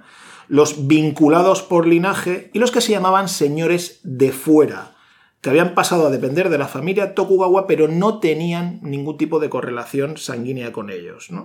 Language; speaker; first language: Spanish; native; Spanish